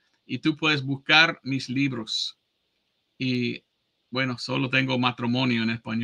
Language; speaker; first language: Spanish; non-native, fluent; English